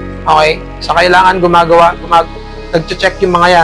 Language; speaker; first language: Filipino; native; Filipino